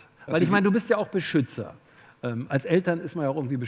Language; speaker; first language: German; native; German